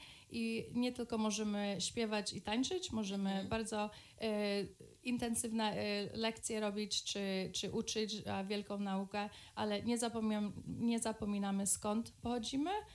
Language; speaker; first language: Polish; early bilingual, other home language; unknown